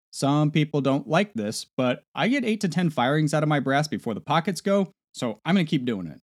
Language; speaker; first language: English; native; English